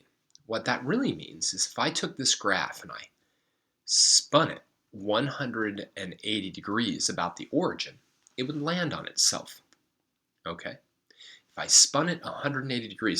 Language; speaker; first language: English; native; English